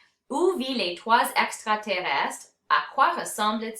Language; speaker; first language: French; non-native, fluent; English